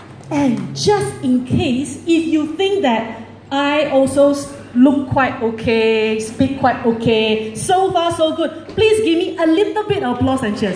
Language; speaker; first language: English; non-native, local second language; Chinese